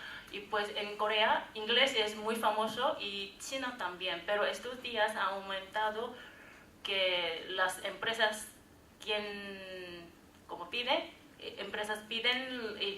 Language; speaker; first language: Spanish; non-native, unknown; Korean